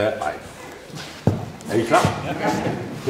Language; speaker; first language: Danish; native; Danish